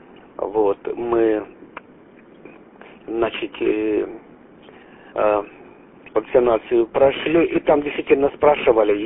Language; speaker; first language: Russian; native; Russian